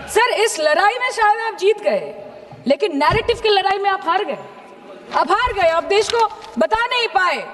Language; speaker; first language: Hindi; non-native, local second language; Bangla